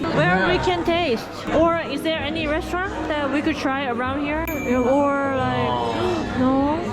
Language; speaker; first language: English; non-native, learner; Korean